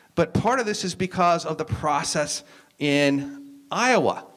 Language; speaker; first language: English; native; English